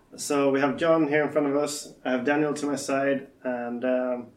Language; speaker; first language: English; non-native, fluent; Swedish